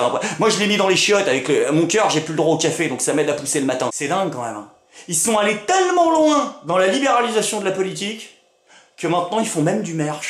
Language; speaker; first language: French; native; French